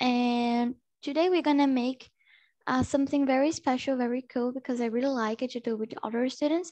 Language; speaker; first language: English; non-native, learner; Portuguese